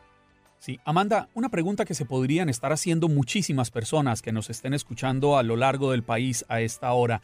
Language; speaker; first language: Spanish; native; Spanish